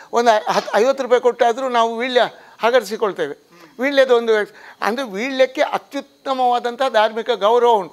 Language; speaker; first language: Kannada; non-native, local second language; Tulu